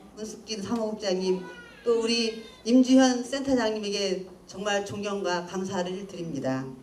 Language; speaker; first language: Korean; native; Korean